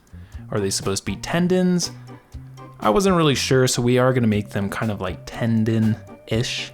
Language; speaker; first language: English; native; English